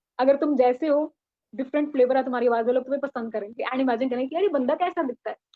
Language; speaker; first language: Hindi; native; Hindi